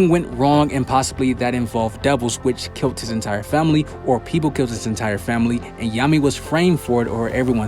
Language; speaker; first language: English; native; English